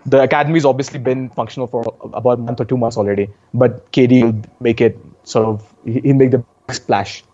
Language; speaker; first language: English; non-native, local second language; Hindi